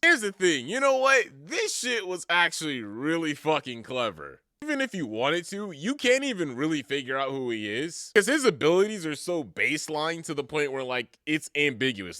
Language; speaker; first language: English; native; English